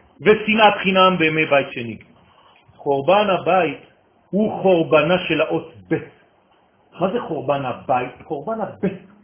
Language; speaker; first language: Hebrew; non-native, fluent; French